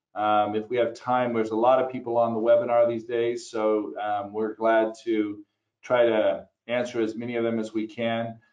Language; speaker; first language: English; native; English